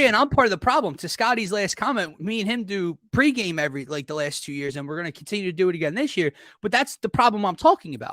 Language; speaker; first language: English; native; English